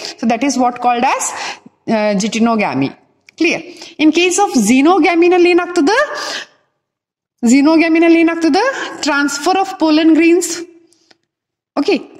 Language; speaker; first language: English; non-native, local second language; Kannada